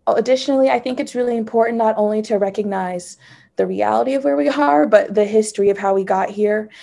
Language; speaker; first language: English; native; English